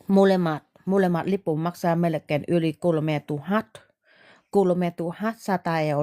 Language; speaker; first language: Finnish; non-native, learner; Vietnamese